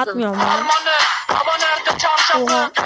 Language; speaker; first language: Turkish; native; Turkish